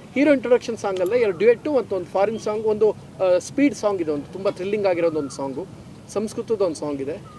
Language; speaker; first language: Kannada; native; Kannada